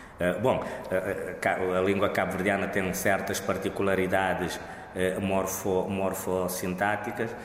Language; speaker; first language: Portuguese; non-native, local second language; Kabuverdianu